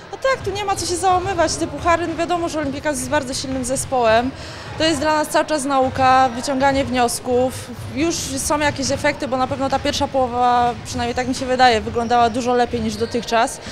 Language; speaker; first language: Polish; native; Polish